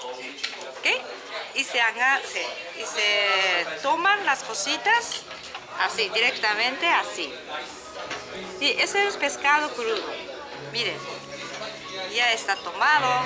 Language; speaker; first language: Spanish; non-native, learner; Japanese